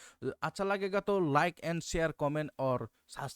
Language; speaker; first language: Hindi; non-native, local second language; Kok Borok